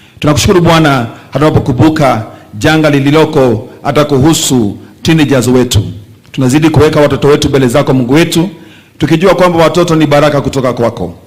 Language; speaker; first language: Swahili; non-native, local second language; Kikuyu